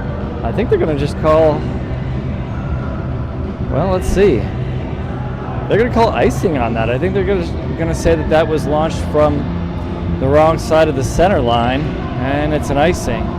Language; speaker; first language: English; native; English